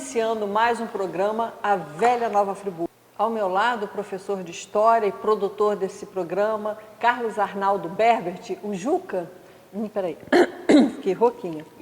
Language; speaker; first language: Portuguese; native; Portuguese